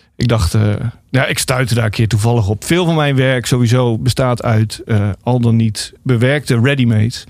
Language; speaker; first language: Dutch; native; Dutch